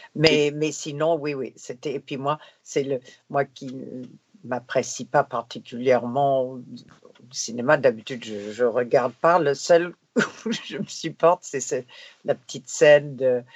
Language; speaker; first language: French; non-native, fluent; English